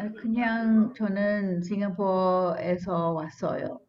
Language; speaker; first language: Korean; non-native, learner; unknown